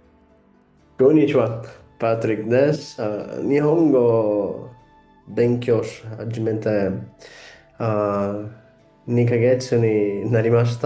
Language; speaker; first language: Japanese; non-native, learner; English